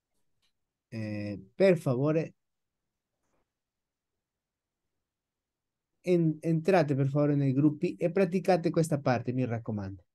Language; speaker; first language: Italian; non-native, fluent; Spanish